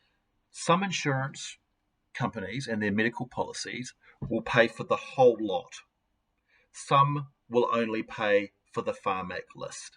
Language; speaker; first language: English; native; English